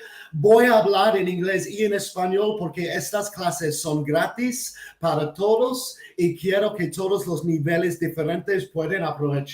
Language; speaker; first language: Spanish; non-native, fluent; English